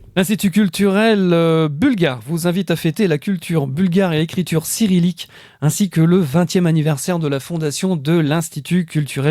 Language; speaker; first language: French; native; French